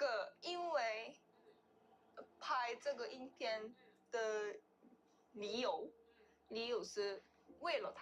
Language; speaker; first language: Chinese; non-native, learner; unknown